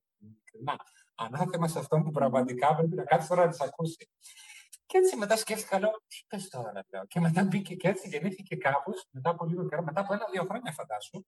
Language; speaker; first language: Greek; early bilingual, heritage; Greek